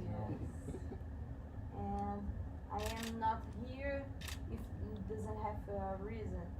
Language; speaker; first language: English; non-native, learner; Portuguese